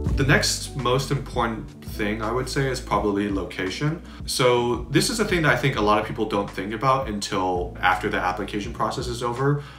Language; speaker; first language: English; native; English